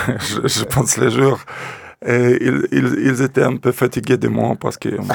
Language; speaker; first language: French; non-native, learner; Russian